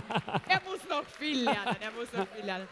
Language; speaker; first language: German; native; German